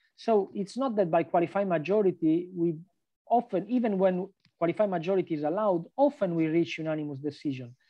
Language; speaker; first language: English; non-native, fluent; Italian